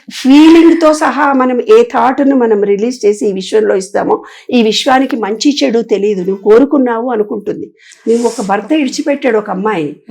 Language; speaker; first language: Telugu; native; Telugu